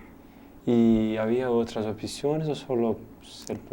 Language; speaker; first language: Spanish; non-native, learner; Portuguese